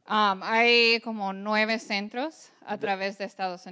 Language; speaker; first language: Spanish; early bilingual, heritage; English